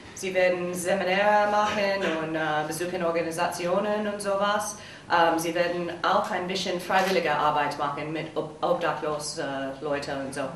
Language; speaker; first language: German; non-native, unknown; English